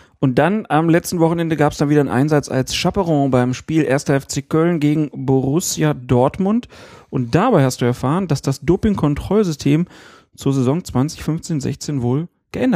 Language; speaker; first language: German; native; German